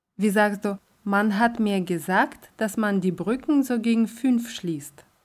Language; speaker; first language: German; non-native, fluent; Russian